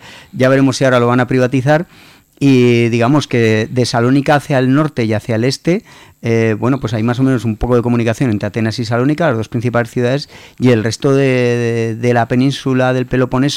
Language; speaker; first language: Spanish; native; Spanish